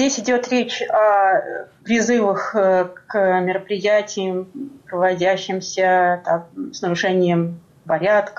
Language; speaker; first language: Russian; native; Russian